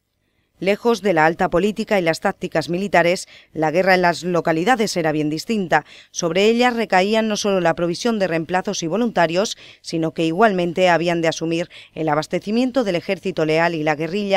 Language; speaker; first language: Spanish; native; Spanish